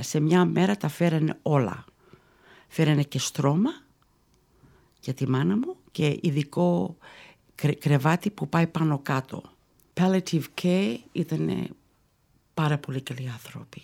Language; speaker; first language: Greek; early bilingual, heritage; Greek